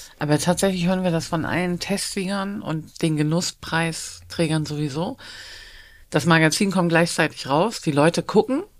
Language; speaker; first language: German; native; German